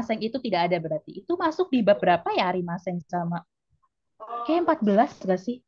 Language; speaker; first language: Indonesian; native; Indonesian